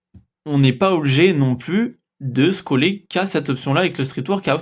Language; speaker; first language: French; native; French